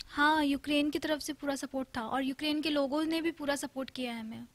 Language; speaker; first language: Hindi; native; Hindi